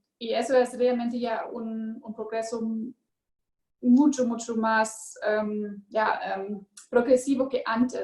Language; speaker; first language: Spanish; non-native, learner; German